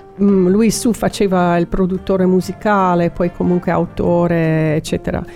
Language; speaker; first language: Italian; non-native, fluent; English